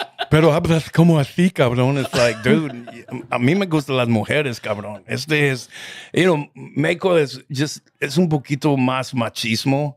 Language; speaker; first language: Spanish; non-native, fluent; English